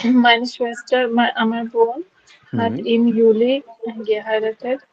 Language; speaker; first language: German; non-native, learner; Bangla